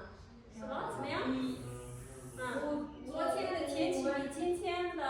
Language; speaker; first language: Chinese; non-native, fluent; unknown